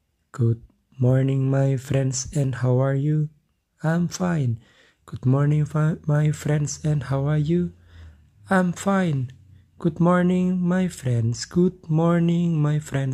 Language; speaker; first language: English; non-native, fluent; Indonesian